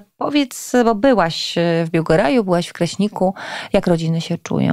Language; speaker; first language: Polish; native; Polish